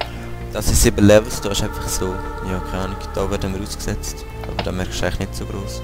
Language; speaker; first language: German; native; German